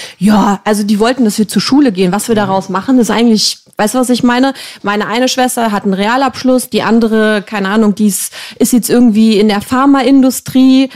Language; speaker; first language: German; early bilingual, other home language; Polish